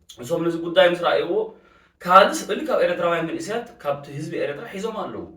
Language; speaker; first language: Tigrinya; early bilingual, heritage; Tigrinya